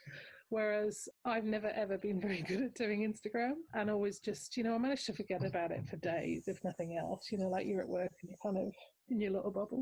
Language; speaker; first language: English; native; English